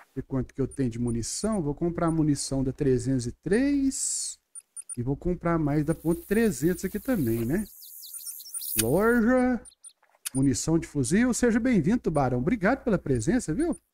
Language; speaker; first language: Portuguese; native; Portuguese